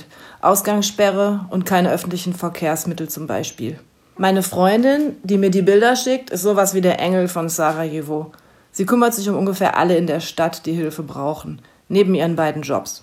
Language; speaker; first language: German; native; German